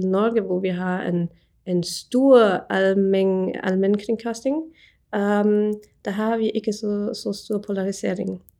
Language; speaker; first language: Norwegian; non-native, fluent; English